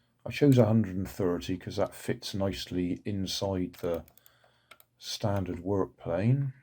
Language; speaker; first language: English; native; English